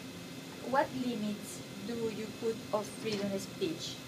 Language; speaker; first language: English; non-native, learner; Spanish